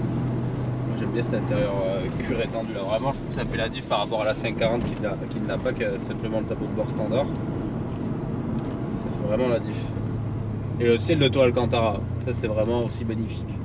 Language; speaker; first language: French; native; French